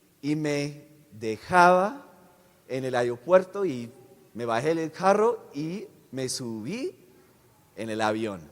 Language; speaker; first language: Spanish; non-native, fluent; English